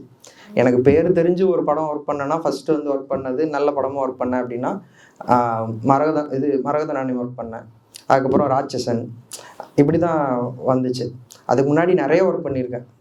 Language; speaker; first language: Tamil; native; Tamil